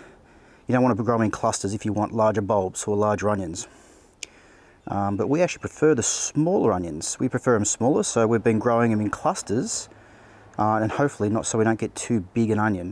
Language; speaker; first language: English; native; English